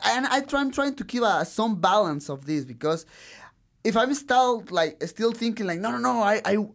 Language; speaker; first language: English; non-native, learner; Spanish